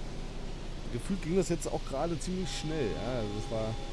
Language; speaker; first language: German; native; German